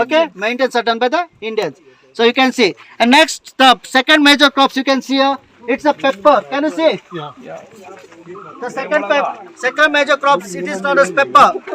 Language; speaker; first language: English; non-native, local second language; Malayalam